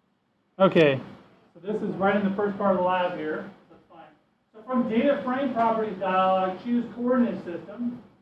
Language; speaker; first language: English; native; English